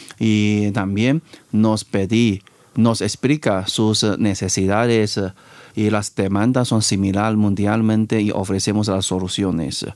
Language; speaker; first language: Spanish; non-native, fluent; Chinese